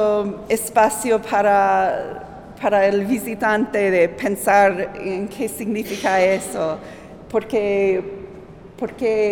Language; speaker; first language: Spanish; non-native, fluent; English